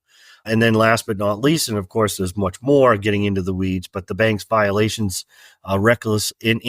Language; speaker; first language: English; native; English